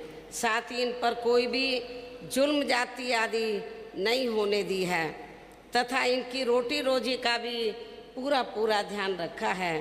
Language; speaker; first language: Hindi; native; Hindi